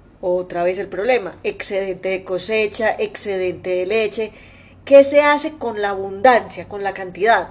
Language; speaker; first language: Spanish; native; Spanish